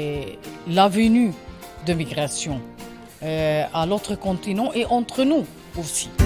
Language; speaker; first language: French; non-native, learner; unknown